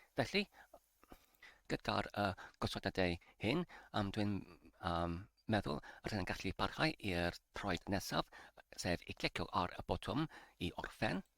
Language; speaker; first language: Welsh; non-native, learner; English